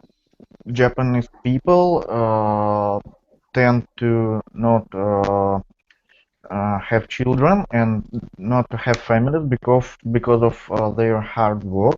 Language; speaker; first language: English; non-native, fluent; Russian